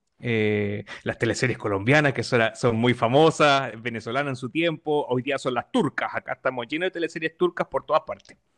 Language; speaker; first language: Spanish; native; Spanish